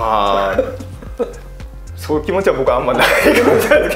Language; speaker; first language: Japanese; native; Japanese